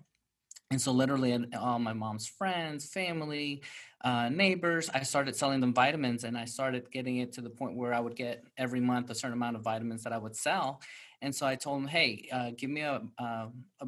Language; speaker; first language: English; native; English